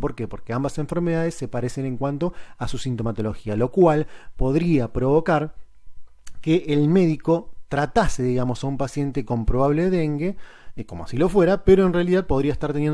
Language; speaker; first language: Spanish; native; Spanish